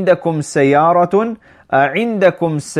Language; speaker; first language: Arabic; non-native, fluent; English